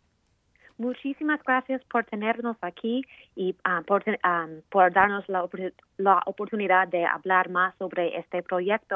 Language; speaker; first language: Spanish; non-native, fluent; English